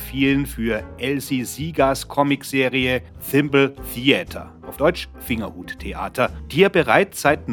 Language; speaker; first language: German; native; German